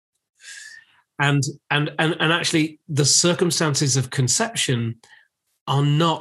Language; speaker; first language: English; native; English